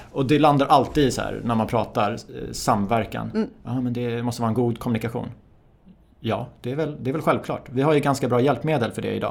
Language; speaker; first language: Swedish; early bilingual, other home language; Persian